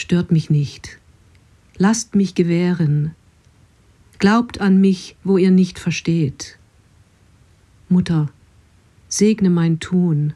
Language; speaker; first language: German; non-native, fluent; English